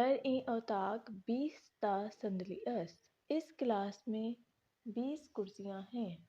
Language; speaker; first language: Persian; non-native, fluent; Urdu